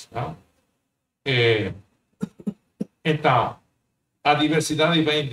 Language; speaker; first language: Portuguese; non-native, fluent; Spanish